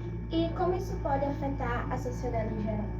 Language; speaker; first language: Portuguese; native; Portuguese